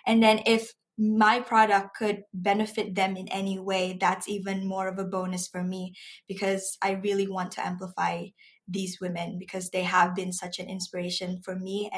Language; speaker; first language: English; non-native, local second language; Malay